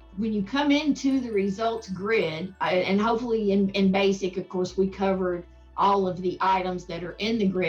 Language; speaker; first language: English; native; English